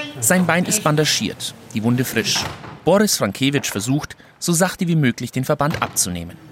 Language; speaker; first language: German; native; German